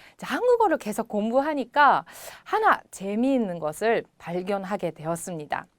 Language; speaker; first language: Korean; non-native, fluent; Japanese